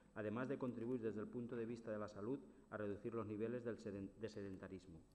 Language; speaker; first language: Spanish; non-native, local second language; Catalan